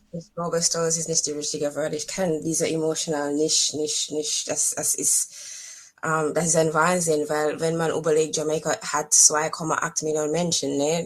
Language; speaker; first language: German; non-native, fluent; English